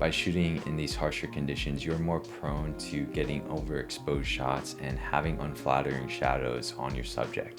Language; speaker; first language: English; native; English